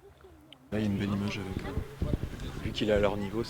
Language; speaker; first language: French; native; French